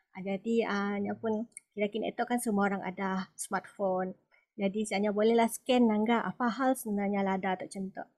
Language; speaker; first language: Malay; native; Malay